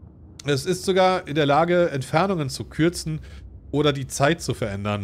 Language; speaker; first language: German; native; German